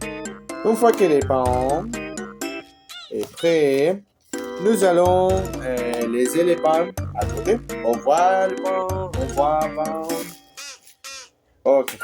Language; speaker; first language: French; non-native, learner; Spanish